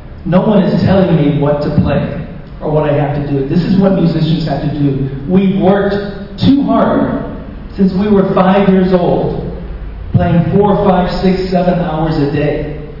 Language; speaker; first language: English; native; English